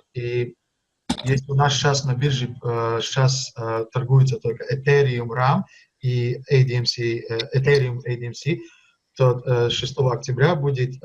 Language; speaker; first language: Russian; early bilingual, heritage; Russian